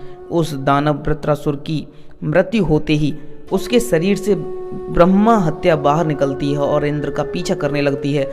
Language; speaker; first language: Hindi; native; Hindi